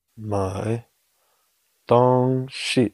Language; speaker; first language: Chinese; non-native, learner; English